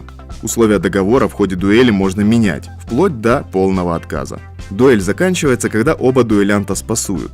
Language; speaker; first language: Russian; native; Russian